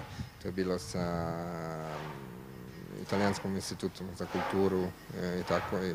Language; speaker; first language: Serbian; non-native, learner; Italian